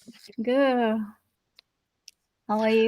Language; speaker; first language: English; non-native, learner; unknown